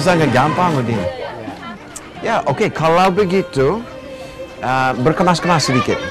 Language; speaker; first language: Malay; non-native, fluent; English